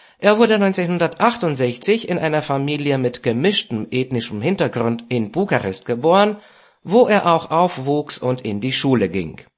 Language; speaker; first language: German; non-native, fluent; Romanian